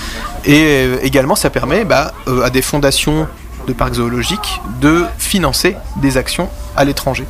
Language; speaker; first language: French; native; French